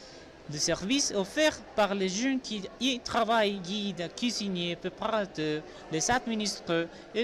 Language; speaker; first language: French; non-native, learner; Spanish